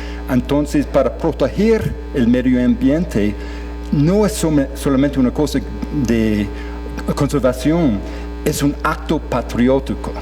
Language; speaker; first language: Spanish; non-native, fluent; English